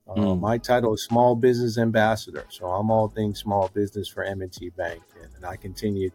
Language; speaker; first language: English; native; English